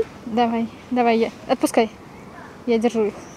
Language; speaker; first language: Russian; native; Russian